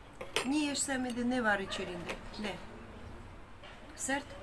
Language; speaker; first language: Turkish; non-native, learner; Russian